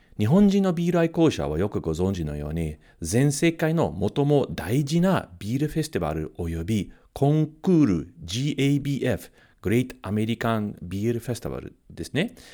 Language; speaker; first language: Japanese; non-native, fluent; English